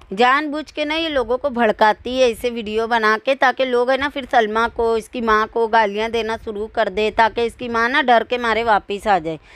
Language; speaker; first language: Hindi; native; Hindi